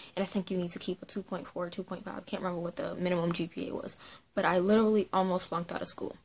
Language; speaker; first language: English; native; English